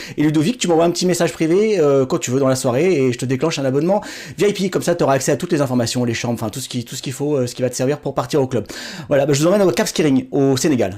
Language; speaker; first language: French; native; French